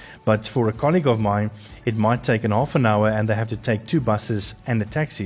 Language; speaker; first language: English; non-native, local second language; Afrikaans